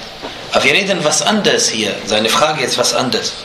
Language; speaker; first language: German; non-native, fluent; Arabic